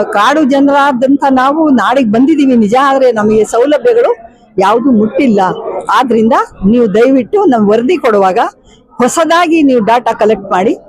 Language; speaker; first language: Kannada; non-native, local second language; Lambadi